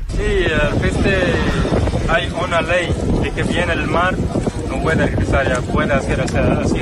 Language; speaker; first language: Spanish; non-native, learner; Arabic